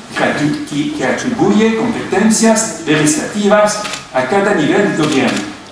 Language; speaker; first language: Spanish; non-native, fluent; French